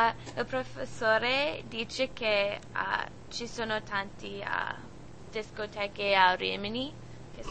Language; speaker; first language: Italian; non-native, learner; English